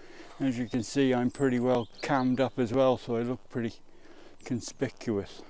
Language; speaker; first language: English; native; English